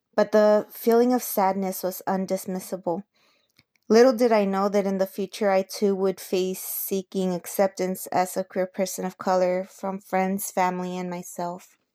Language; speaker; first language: English; early bilingual, other home language; Spanish